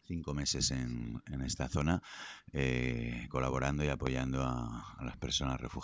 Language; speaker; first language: Spanish; native; Spanish